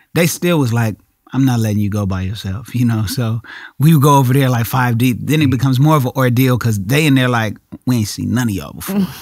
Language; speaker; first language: English; native; English